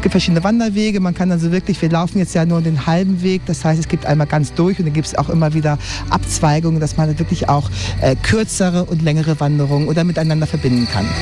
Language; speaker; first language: German; native; German